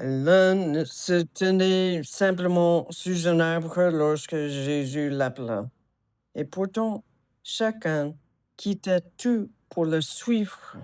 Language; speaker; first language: French; non-native, fluent; English